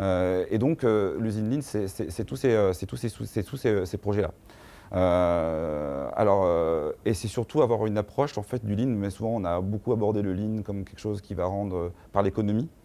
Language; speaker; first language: French; native; French